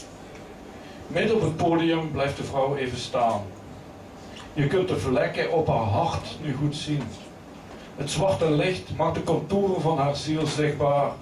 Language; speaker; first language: Dutch; native; Dutch